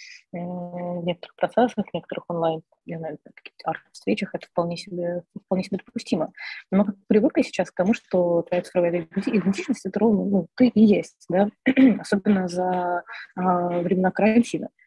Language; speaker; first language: Russian; native; Russian